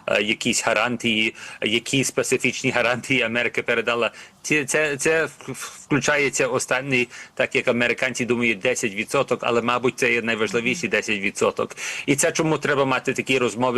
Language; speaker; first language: Ukrainian; early bilingual, heritage; Ukrainian